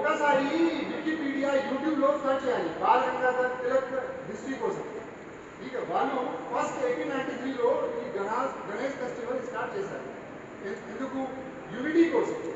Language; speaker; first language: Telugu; non-native, local second language; Hindi